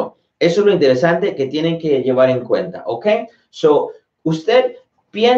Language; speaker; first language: Spanish; native; Spanish